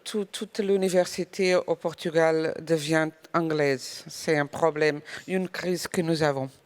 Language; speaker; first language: French; non-native, fluent; Portuguese